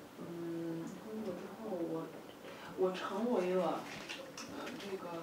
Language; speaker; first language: Chinese; non-native, fluent; Russian